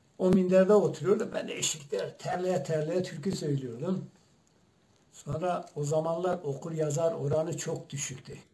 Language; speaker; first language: Turkish; non-native, local second language; Zaza